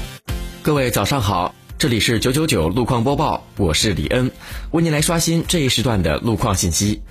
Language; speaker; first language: Chinese; native; Chinese